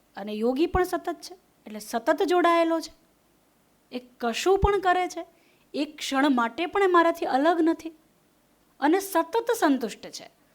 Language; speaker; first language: Gujarati; non-native, local second language; Hindi